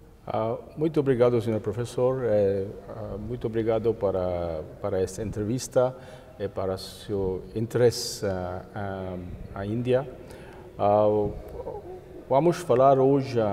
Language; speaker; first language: Portuguese; non-native, fluent; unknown